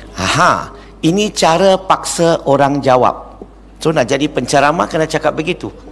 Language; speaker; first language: Malay; non-native, local second language; Chinese